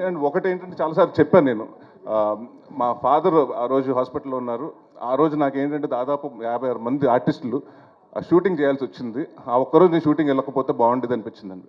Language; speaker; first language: Telugu; native; Telugu